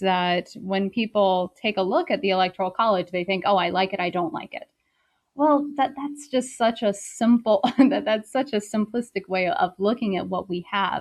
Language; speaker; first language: English; native; English